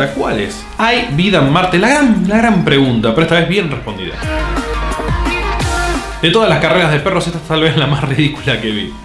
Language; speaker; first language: Spanish; native; Spanish